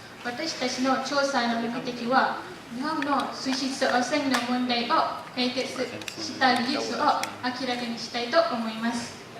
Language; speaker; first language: Japanese; non-native, learner; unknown